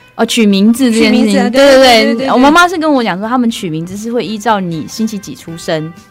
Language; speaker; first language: Chinese; early bilingual, other home language; Burmese